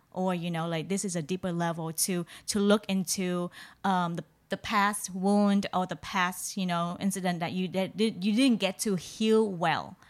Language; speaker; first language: English; non-native, fluent; Vietnamese